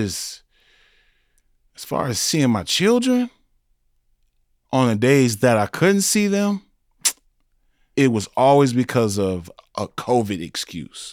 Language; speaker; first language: English; native; English